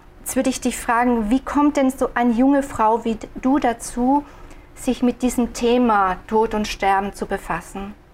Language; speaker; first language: German; native; German